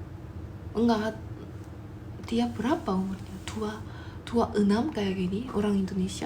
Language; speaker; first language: Indonesian; non-native, fluent; Korean